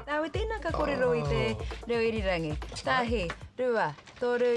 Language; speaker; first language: Māori; non-native, local second language; English